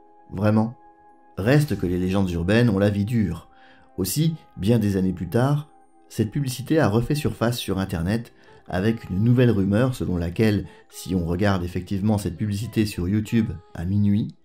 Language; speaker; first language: French; native; French